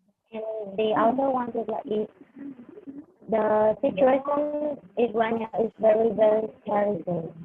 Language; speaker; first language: English; non-native, learner; Vietnamese